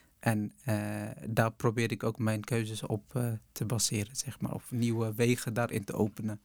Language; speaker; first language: Dutch; early bilingual, other home language; Tigrinya